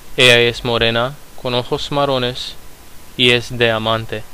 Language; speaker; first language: Spanish; non-native, fluent; Romanian